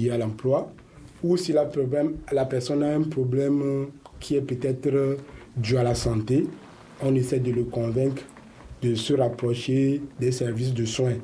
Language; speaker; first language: French; native; French